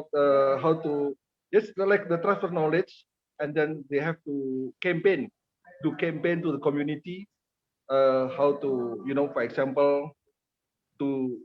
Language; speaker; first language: English; non-native, fluent; Indonesian